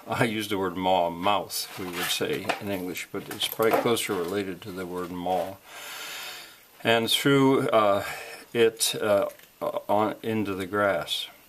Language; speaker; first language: English; native; English